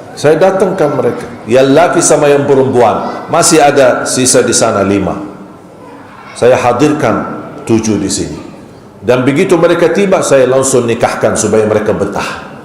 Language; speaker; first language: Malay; non-native, fluent; Arabic